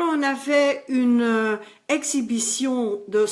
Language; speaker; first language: French; non-native, local second language; Dutch